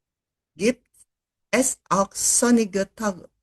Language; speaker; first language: German; non-native, learner; Indonesian